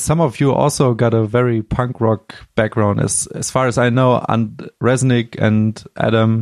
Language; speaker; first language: English; non-native, fluent; German